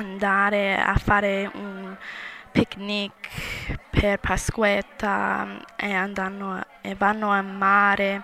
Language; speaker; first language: Italian; non-native, learner; English